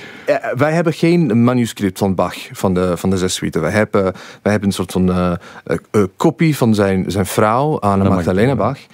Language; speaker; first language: Dutch; non-native, fluent; English